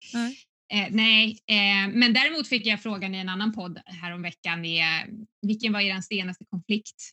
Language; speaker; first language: Swedish; native; Swedish